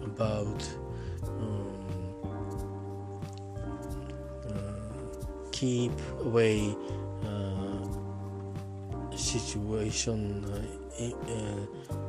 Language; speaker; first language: English; non-native, learner; Japanese